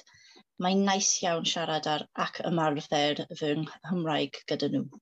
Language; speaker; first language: Welsh; non-native, learner; English